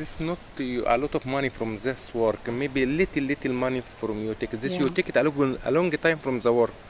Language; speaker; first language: English; non-native, learner; Arabic